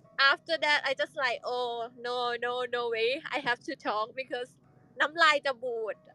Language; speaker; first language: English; non-native, fluent; Thai